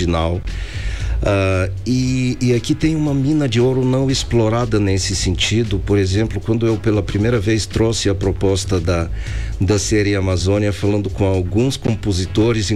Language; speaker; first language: Portuguese; non-native, fluent; Bulgarian